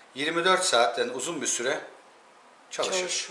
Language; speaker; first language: Turkish; native; Turkish